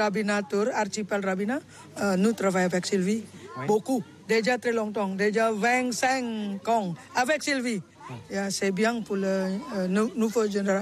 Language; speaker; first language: French; non-native, learner; Balinese